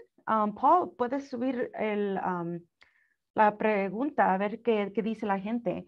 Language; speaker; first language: Spanish; early bilingual, heritage; Spanish